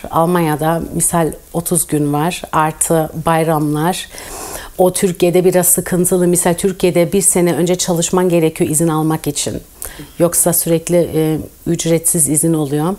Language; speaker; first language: Turkish; early bilingual, heritage; Turkish